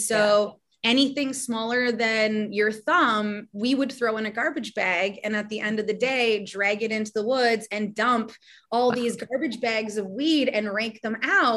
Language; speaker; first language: English; native; English